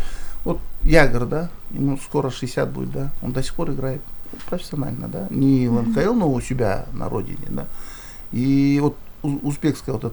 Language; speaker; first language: Russian; non-native, local second language; Kyrgyz